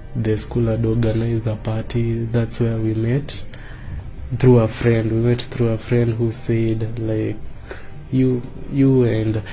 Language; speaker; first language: English; non-native, local second language; Kikuyu